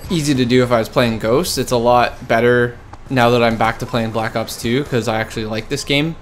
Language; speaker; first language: English; native; English